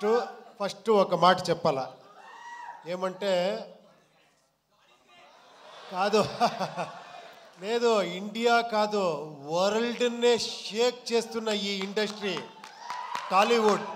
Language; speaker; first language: Telugu; non-native, local second language; Kannada